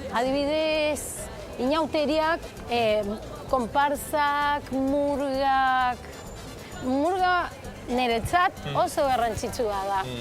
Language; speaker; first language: Basque; non-native, learner; Spanish